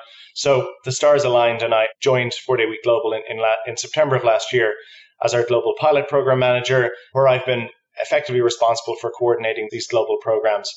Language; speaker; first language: English; native; English